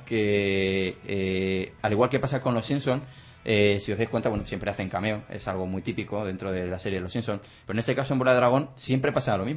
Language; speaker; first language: Spanish; native; Spanish